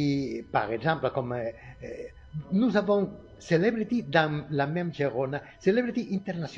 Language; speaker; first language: French; non-native, learner; Catalan